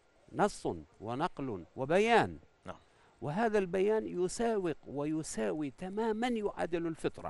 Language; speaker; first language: Arabic; non-native, fluent; Persian